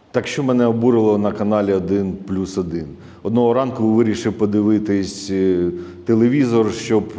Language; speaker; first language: Ukrainian; native; Ukrainian